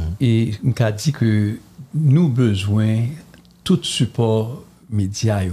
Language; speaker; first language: French; non-native, local second language; Haitian Creole